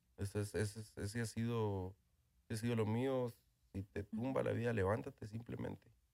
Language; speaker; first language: Spanish; native; Spanish